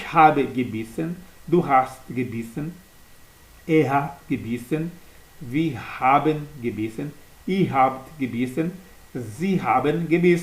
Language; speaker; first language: German; non-native, learner; Portuguese